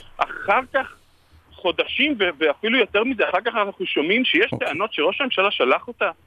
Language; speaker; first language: Hebrew; native; Hebrew